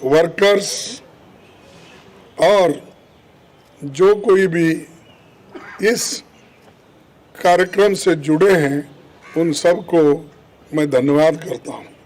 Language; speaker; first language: Hindi; non-native, local second language; Kannada